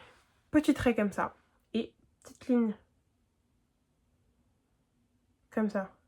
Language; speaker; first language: French; native; French